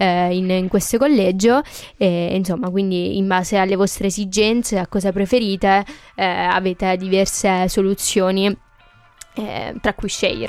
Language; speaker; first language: Italian; native; Italian